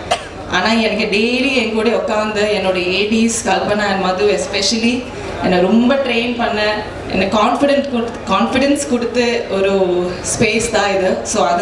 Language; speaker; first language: Tamil; non-native, local second language; Malayalam